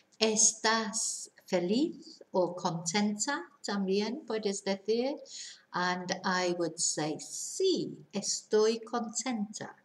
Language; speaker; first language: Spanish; non-native, fluent; English